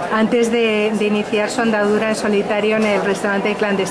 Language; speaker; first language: Spanish; native; Spanish